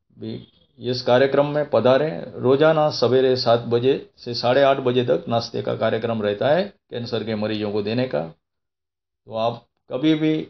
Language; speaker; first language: Hindi; non-native, local second language; Gujarati